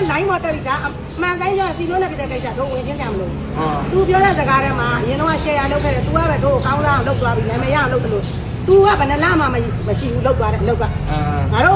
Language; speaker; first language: Burmese; native; Burmese